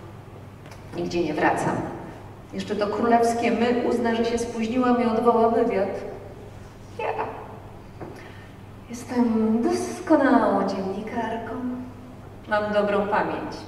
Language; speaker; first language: Polish; native; Polish